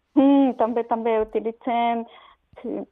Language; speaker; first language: Catalan; non-native, learner; Japanese